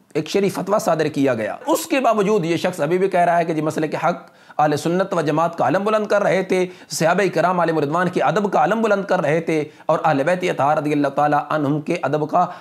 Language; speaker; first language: Urdu; non-native, local second language; Punjabi